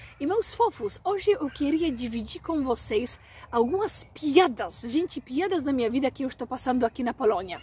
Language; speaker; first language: Portuguese; non-native, fluent; Polish